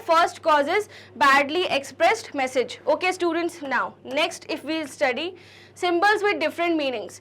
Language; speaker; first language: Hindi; native; Hindi